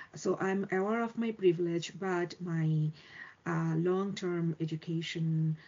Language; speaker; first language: English; non-native, local second language; Bangla